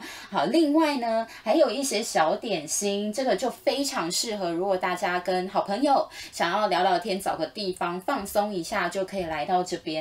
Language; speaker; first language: Chinese; native; Chinese